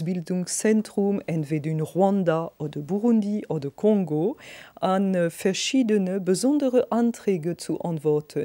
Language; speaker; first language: German; non-native, fluent; French